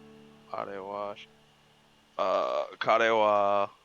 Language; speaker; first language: Japanese; non-native, learner; English